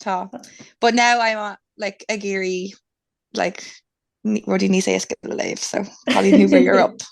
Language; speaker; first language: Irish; non-native, local second language; English